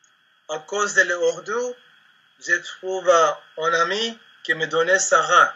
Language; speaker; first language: French; non-native, learner; Spanish